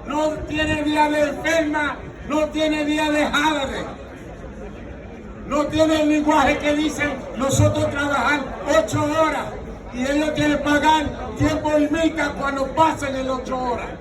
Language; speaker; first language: Spanish; non-native, learner; English